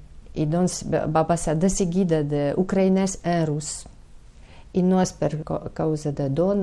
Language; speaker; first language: Catalan; non-native, fluent; Ukrainian